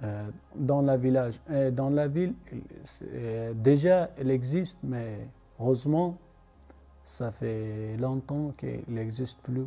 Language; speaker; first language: French; non-native, learner; Persian